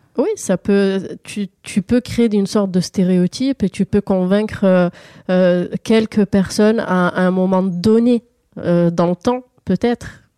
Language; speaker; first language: French; early bilingual, other home language; Arabic